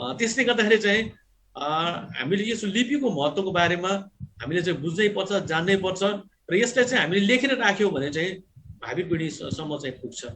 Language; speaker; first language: Nepali; non-native, local second language; Gurung